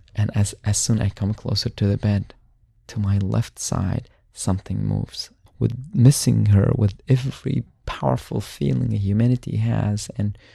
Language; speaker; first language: English; non-native, fluent; Arabic